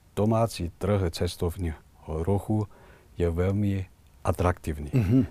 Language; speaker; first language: Czech; non-native, fluent; Chinese